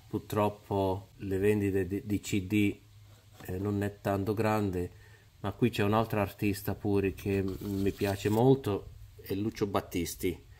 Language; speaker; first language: Italian; early bilingual, heritage; Italian